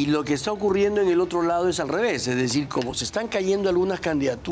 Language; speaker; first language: Spanish; native; Spanish